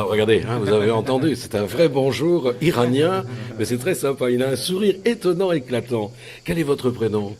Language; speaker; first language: French; native; French